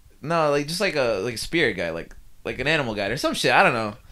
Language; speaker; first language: English; early bilingual, other home language; Spanish